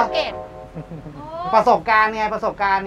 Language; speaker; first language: Thai; native; Thai